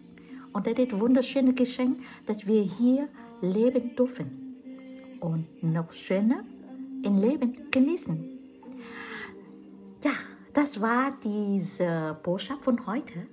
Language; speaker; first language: German; non-native, fluent; Vietnamese